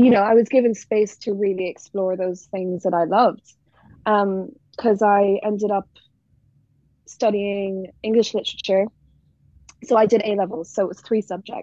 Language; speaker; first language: English; native; English